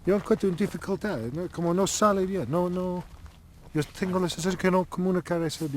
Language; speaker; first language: Spanish; non-native, learner; English